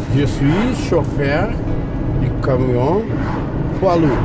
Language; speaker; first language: French; non-native, learner; Portuguese